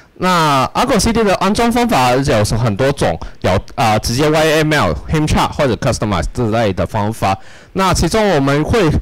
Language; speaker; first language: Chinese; non-native, local second language; Cantonese